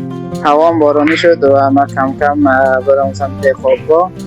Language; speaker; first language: Persian; native; Persian